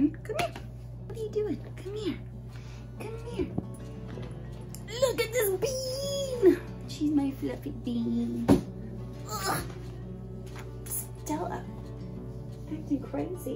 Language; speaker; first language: English; native; English